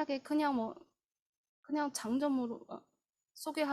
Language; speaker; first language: Korean; non-native, fluent; Chinese